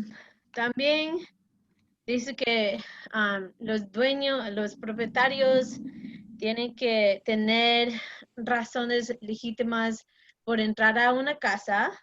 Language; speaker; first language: Spanish; non-native, fluent; English